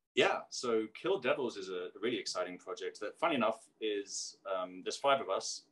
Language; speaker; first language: English; native; English